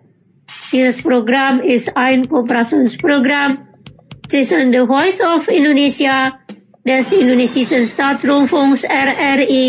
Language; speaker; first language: German; non-native, fluent; Indonesian